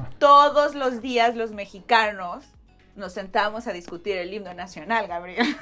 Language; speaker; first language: Spanish; native; Spanish